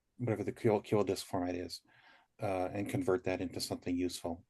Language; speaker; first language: English; native; English